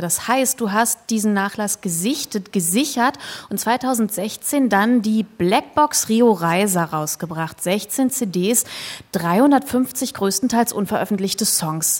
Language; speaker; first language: German; native; German